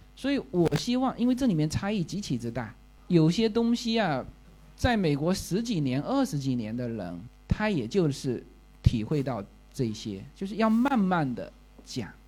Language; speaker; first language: Chinese; native; Chinese